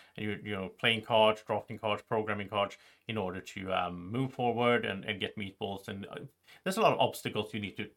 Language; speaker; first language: English; non-native, fluent; Swedish